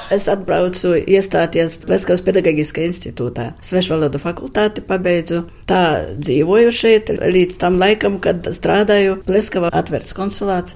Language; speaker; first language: Latvian; native; Latvian